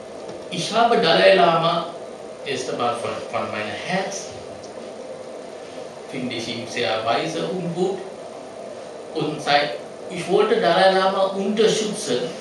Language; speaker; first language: German; non-native, learner; Sinhala